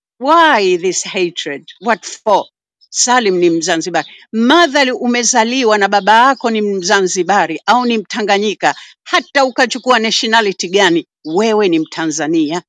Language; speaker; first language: Swahili; native; Swahili